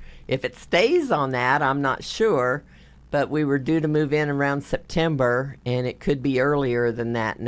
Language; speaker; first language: English; native; English